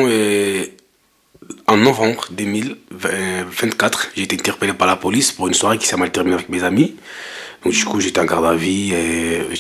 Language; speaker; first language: French; non-native, local second language; Lingala